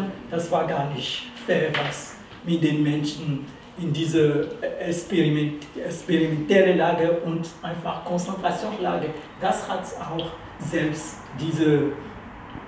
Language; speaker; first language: German; non-native, fluent; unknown